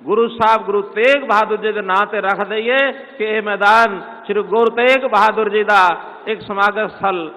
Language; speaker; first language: Hindi; non-native, local second language; Punjabi